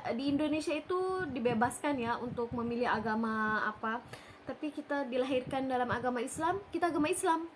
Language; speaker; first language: Indonesian; native; Indonesian